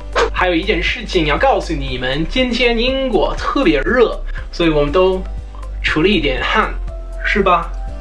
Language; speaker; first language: Chinese; non-native, learner; English